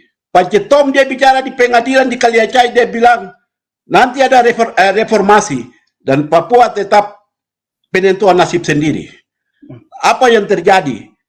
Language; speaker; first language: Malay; non-native, local second language; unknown